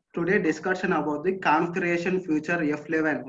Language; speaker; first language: English; non-native, local second language; Telugu